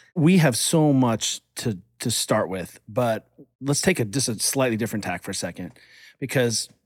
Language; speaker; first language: English; early bilingual, other home language; German